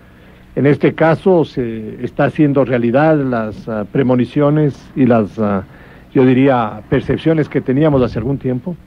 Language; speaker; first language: Spanish; native; Spanish